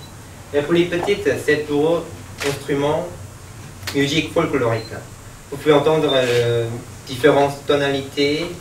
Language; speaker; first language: French; non-native, learner; Korean